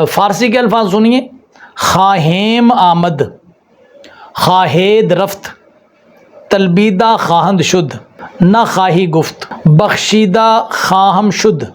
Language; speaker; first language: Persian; non-native, fluent; Urdu